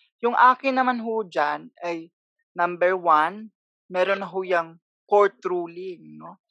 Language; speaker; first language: Filipino; non-native, local second language; Cebuano